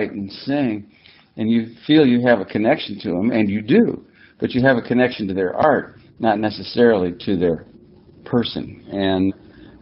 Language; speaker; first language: English; native; English